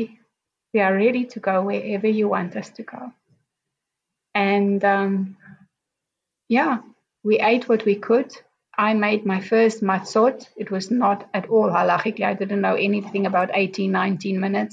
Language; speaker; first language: English; non-native, local second language; Afrikaans